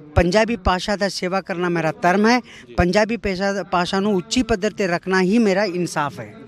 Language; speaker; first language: Punjabi; non-native, fluent; Kannada